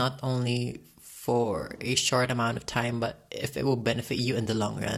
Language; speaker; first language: English; non-native, local second language; Cebuano